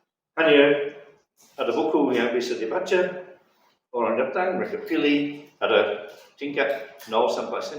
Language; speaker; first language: Indonesian; non-native, fluent; English